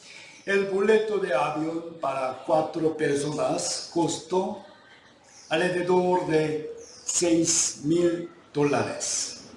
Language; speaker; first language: Spanish; non-native, fluent; Korean